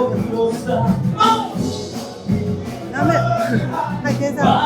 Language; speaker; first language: Japanese; native; Japanese